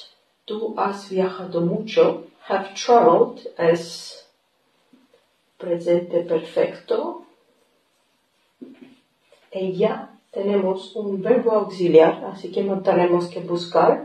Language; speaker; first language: Spanish; non-native, fluent; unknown